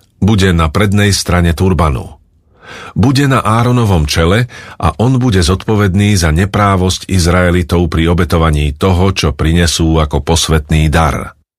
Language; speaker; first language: Slovak; native; Slovak